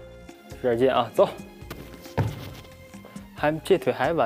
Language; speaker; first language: Chinese; native; Chinese